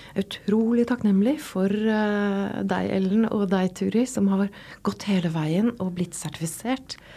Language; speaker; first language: Norwegian; native; Norwegian